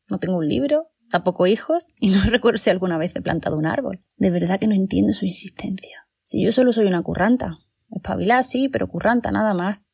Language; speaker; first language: Spanish; native; Spanish